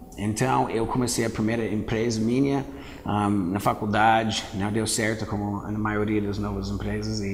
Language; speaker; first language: Portuguese; non-native, fluent; English